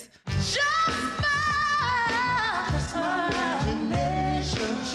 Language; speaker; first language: English; native; English